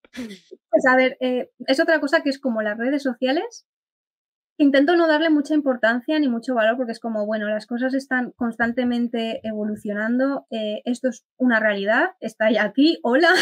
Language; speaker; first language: Spanish; native; Spanish